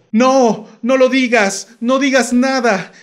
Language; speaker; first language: Spanish; native; Spanish